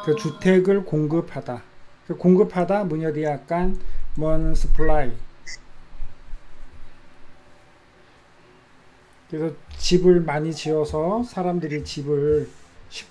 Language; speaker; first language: Korean; native; Korean